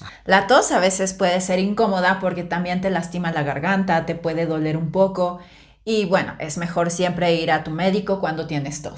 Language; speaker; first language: Spanish; native; Spanish